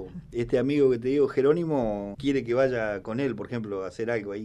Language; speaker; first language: Spanish; native; Spanish